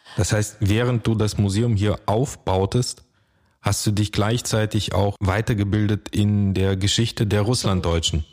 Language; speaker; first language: German; early bilingual, other home language; Russian